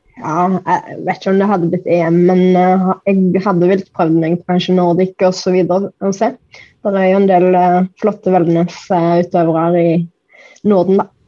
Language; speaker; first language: Norwegian; native; Norwegian